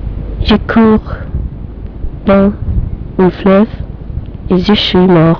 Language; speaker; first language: French; non-native, learner; English